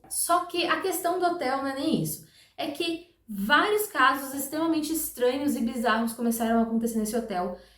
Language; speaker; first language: Portuguese; native; Portuguese